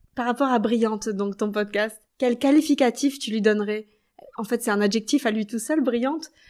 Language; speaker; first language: French; native; French